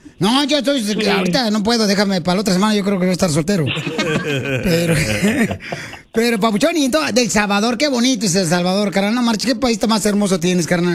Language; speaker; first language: Spanish; native; Spanish